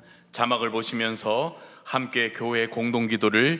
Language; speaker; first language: Korean; native; Korean